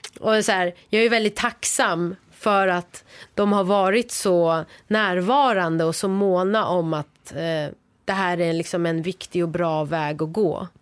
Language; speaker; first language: Swedish; early bilingual, other home language; Persian